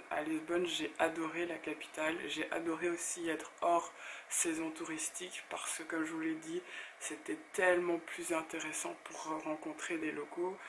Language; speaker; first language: French; native; French